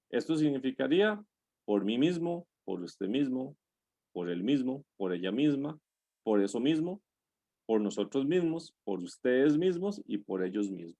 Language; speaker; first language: Spanish; non-native, fluent; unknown